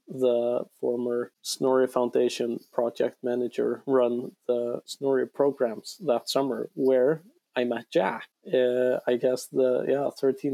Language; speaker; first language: English; non-native, fluent; Icelandic